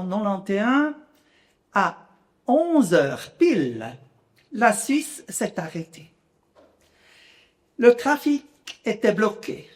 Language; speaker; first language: French; non-native, local second language; German